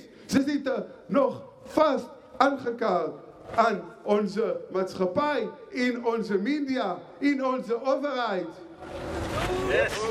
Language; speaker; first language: Dutch; non-native, fluent; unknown